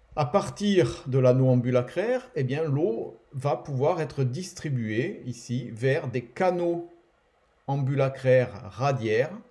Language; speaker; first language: French; native; French